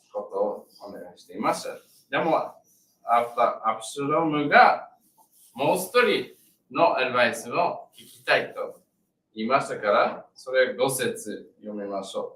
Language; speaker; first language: Japanese; non-native, learner; English